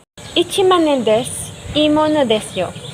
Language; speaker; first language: Japanese; non-native, learner; Filipino